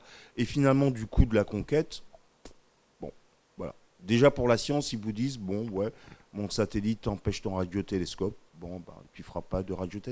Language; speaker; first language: French; native; French